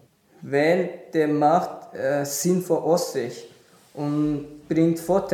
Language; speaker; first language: German; non-native, learner; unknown